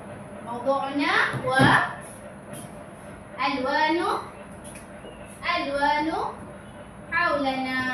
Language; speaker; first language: Arabic; non-native, learner; Malay